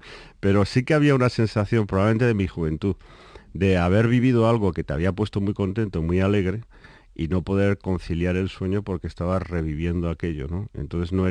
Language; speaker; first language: Spanish; native; Spanish